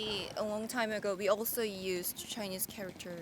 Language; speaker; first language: English; non-native, learner; Korean